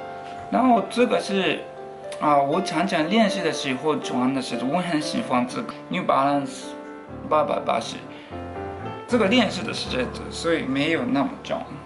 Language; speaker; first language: Chinese; non-native, fluent; Japanese